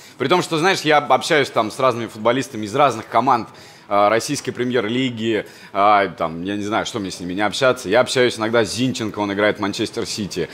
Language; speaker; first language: Russian; native; Russian